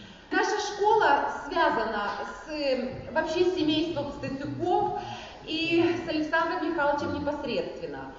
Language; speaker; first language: Russian; non-native, local second language; Ukrainian